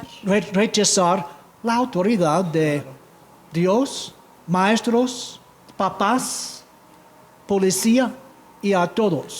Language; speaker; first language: Spanish; non-native, fluent; English